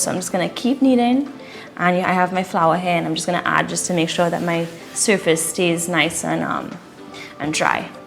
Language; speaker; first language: English; native; English